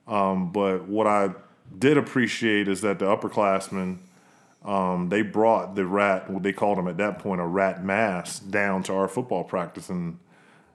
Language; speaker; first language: English; native; English